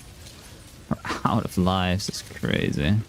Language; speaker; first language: English; native; English